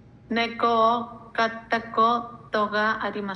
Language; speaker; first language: Japanese; non-native, learner; Spanish